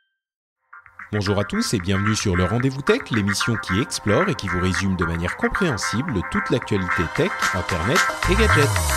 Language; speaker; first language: French; native; French